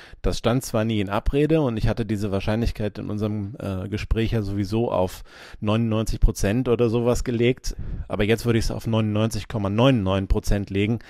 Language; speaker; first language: German; native; German